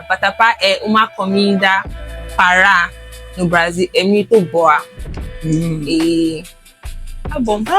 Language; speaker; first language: Portuguese; non-native, learner; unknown